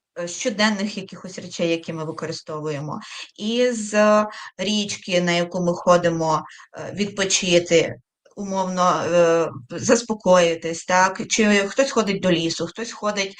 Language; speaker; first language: Ukrainian; native; Ukrainian